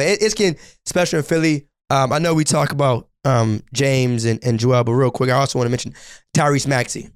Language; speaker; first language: English; native; English